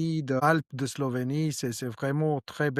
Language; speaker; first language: French; non-native, learner; Albanian